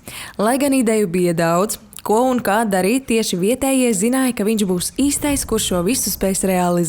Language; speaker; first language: Latvian; native; Latvian